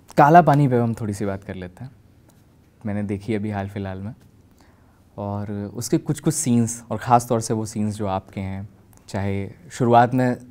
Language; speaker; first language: Hindi; native; Hindi